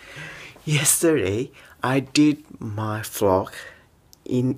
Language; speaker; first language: English; non-native, learner; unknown